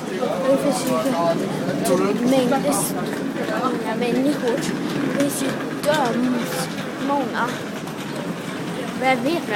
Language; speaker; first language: Swedish; early bilingual, other home language; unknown